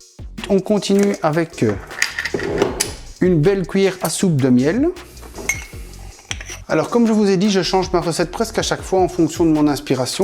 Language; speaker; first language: French; native; French